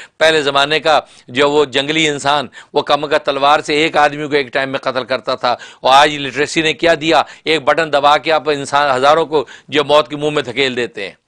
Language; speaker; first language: Urdu; non-native, local second language; Punjabi